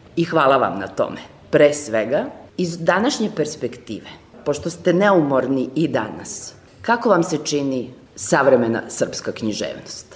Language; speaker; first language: Serbian; native; Serbian